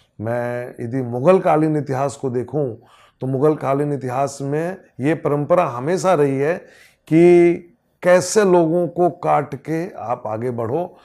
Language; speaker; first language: Hindi; native; Hindi